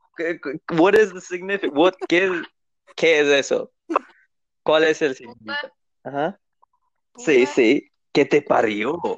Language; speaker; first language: Spanish; non-native, learner; English